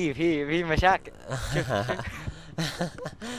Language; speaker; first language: Arabic; native; Arabic